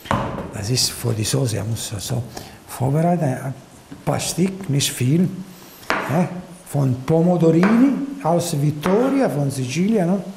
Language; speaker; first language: German; non-native, learner; Italian